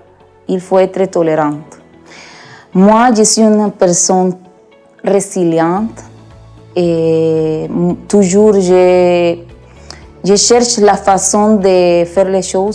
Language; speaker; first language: French; non-native, learner; Spanish